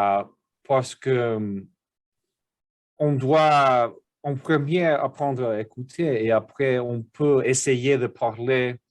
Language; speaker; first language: French; non-native, learner; English